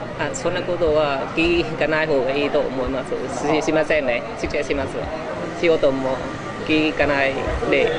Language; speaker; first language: Japanese; non-native, learner; Vietnamese